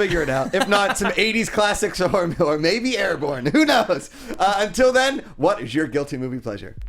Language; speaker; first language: English; native; English